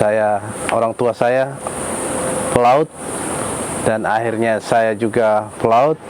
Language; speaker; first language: Indonesian; non-native, local second language; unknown